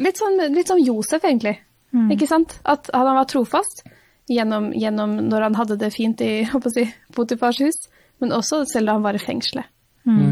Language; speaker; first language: Norwegian; native; Norwegian